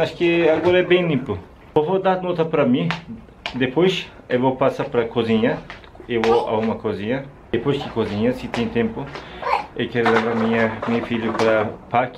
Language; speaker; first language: Portuguese; non-native, learner; Turkish